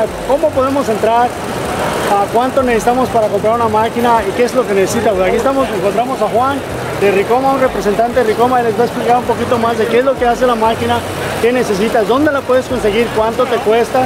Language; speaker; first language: Spanish; early bilingual, heritage; Spanish